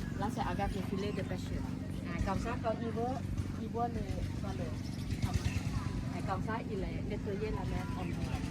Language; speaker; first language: French; non-native, learner; Thai